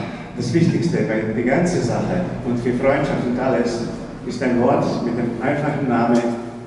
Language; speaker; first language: German; non-native, fluent; Slovenian